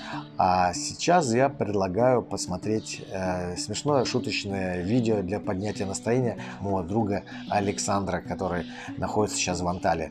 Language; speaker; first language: Russian; native; Russian